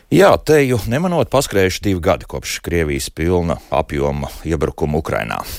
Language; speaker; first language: Latvian; native; Latvian